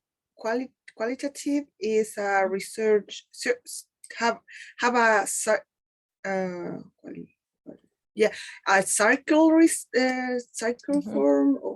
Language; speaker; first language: English; non-native, learner; Spanish